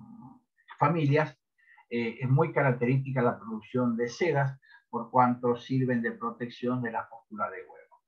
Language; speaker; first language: Spanish; native; Spanish